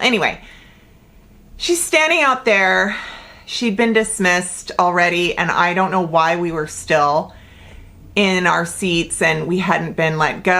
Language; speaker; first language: English; native; English